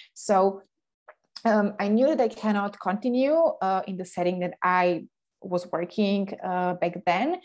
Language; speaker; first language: English; non-native, fluent; Slovak